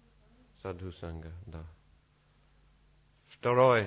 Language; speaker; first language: Russian; non-native, learner; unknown